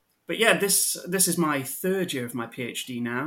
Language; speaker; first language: English; native; English